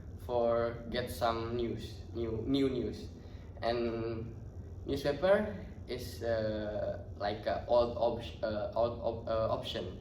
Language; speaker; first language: English; non-native, learner; Indonesian